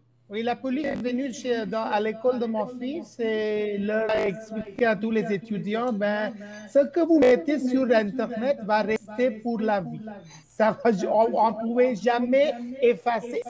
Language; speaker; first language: French; non-native, fluent; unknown